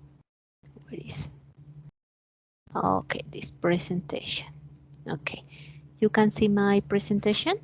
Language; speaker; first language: English; non-native, learner; Spanish